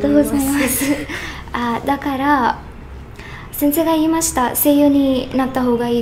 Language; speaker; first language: Japanese; non-native, learner; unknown